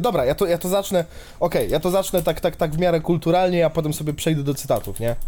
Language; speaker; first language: Polish; native; Polish